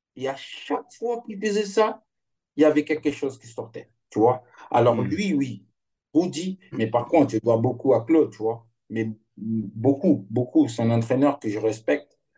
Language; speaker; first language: French; non-native, fluent; Portuguese